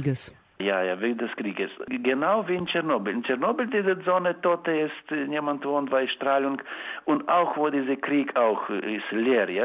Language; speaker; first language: German; non-native, learner; Ukrainian